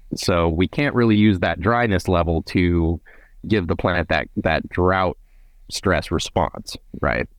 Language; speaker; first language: English; native; English